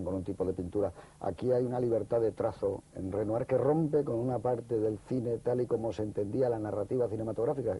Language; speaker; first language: Spanish; native; Spanish